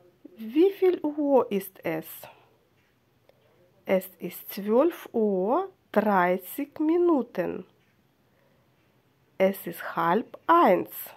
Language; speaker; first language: German; non-native, fluent; Russian